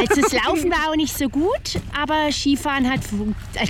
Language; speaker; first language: German; native; German